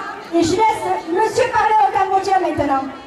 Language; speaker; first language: French; native; French